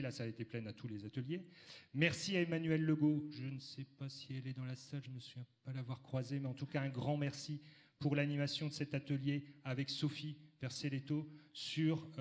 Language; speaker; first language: French; native; French